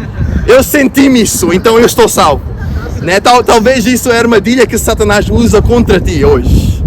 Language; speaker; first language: Portuguese; non-native, fluent; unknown